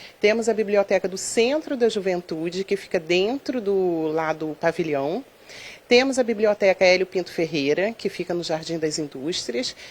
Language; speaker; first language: Portuguese; native; Portuguese